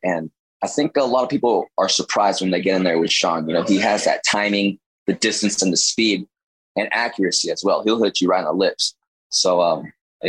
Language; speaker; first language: English; native; English